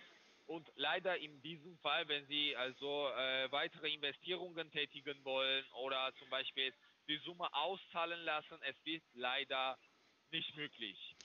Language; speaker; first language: German; non-native, fluent; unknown